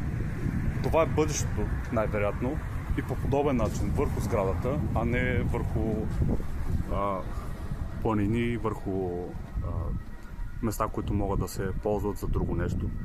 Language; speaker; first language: Bulgarian; native; Bulgarian